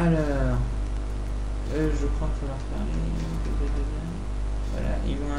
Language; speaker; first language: French; native; French